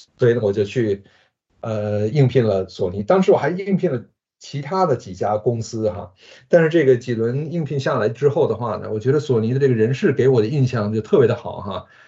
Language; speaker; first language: Chinese; early bilingual, other home language; Japanese